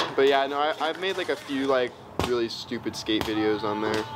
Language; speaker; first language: English; native; English